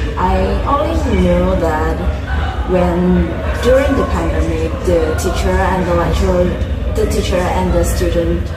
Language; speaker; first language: English; non-native, learner; Indonesian